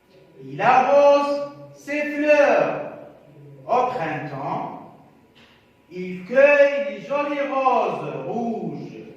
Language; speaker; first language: French; non-native, local second language; Arabic